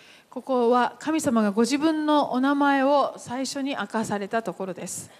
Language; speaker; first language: Japanese; native; Japanese